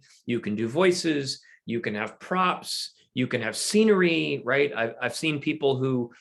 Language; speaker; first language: English; native; English